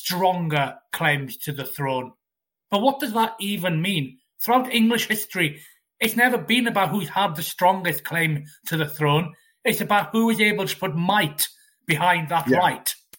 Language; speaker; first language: English; native; English